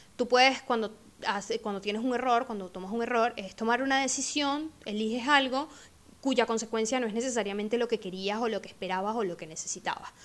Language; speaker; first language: Spanish; native; Spanish